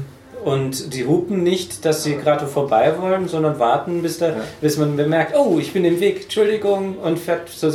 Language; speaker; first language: German; native; German